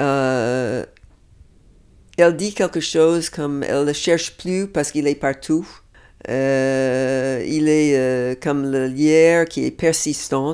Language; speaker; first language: French; non-native, fluent; English